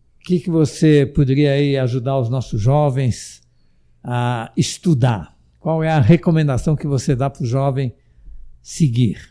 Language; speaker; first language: Portuguese; native; Portuguese